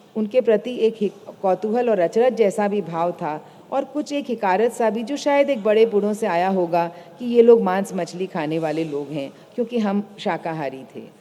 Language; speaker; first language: Hindi; native; Hindi